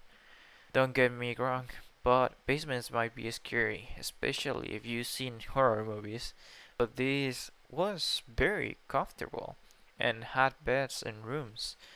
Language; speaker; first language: English; non-native, fluent; Spanish